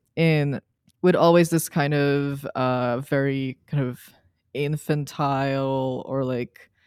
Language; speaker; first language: English; early bilingual, other home language; Serbian